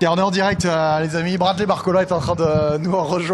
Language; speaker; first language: French; native; French